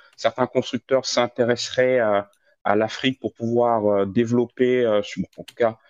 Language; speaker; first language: French; non-native, local second language; Wolof